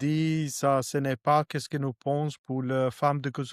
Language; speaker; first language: French; non-native, learner; Albanian